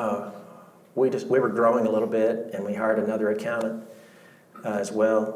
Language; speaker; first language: English; native; English